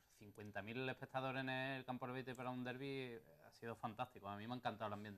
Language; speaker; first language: Spanish; native; Spanish